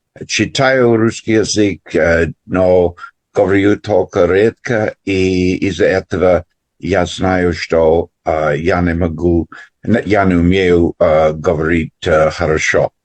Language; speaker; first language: Russian; non-native, learner; English